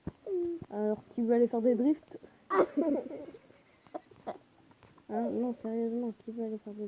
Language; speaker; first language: French; native; French